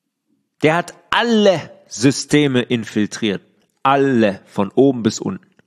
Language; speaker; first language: German; native; German